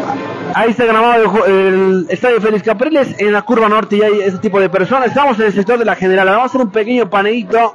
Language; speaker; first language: Spanish; native; Spanish